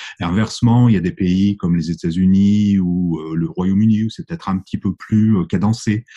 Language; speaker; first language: French; native; French